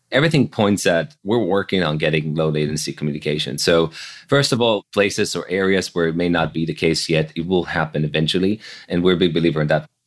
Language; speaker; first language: English; non-native, fluent; Hebrew